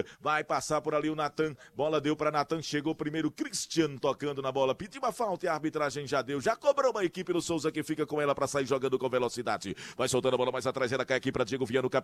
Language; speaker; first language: Portuguese; native; Portuguese